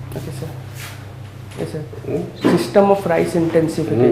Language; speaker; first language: English; non-native, local second language; Odia